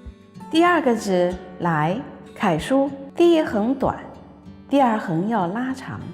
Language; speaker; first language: Chinese; native; Chinese